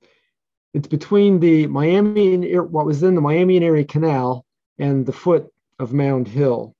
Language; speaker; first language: English; native; English